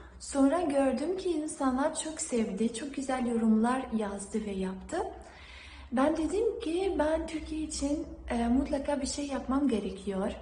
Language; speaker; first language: Turkish; non-native, learner; Arabic